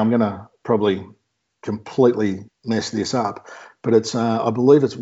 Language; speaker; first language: English; native; English